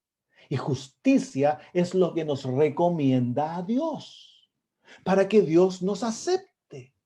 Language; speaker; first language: Spanish; native; Spanish